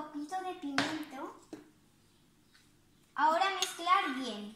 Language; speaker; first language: Spanish; non-native, learner; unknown